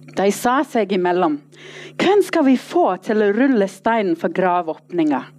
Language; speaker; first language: Norwegian; non-native, fluent; English